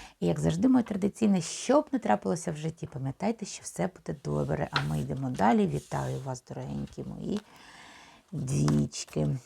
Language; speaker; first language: Ukrainian; non-native, local second language; Russian